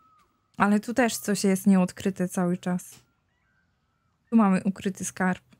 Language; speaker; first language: Polish; native; Polish